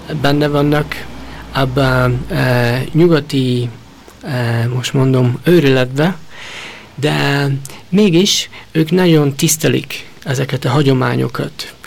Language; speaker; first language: Hungarian; early bilingual, heritage; Hungarian